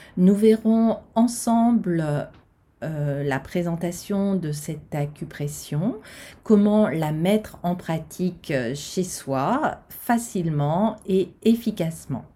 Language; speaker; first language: French; native; French